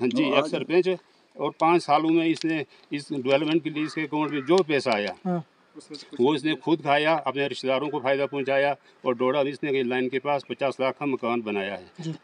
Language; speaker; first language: Hindi; native; Hindi